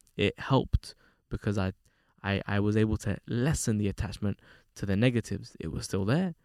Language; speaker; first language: English; native; English